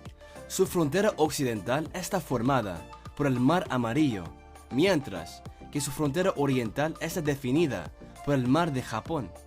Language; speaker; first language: Spanish; non-native, fluent; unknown